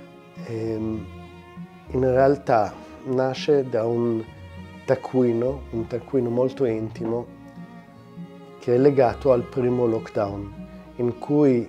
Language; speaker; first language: Italian; non-native, fluent; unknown